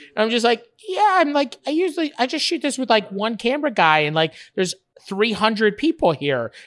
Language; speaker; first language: English; native; English